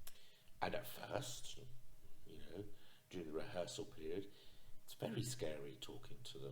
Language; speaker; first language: English; native; English